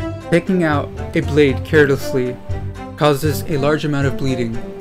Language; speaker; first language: English; native; English